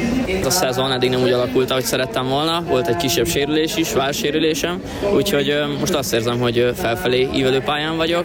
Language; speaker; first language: Hungarian; native; Hungarian